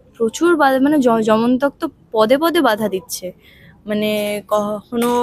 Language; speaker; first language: Bangla; non-native, learner; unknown